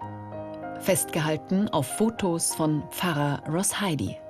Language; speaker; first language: German; native; German